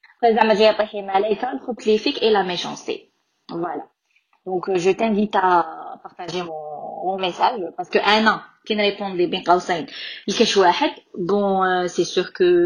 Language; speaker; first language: French; non-native, local second language; Arabic